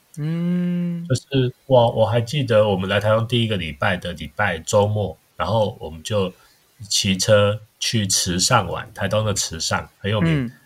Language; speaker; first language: Chinese; native; Chinese